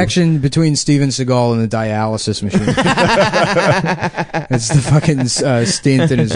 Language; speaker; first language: English; native; English